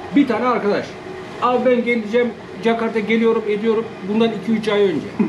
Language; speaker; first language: Turkish; native; Turkish